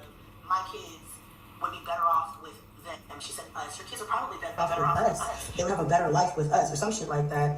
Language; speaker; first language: English; native; English